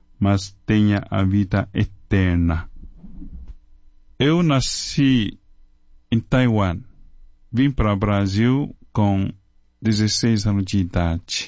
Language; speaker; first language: Portuguese; non-native, fluent; Chinese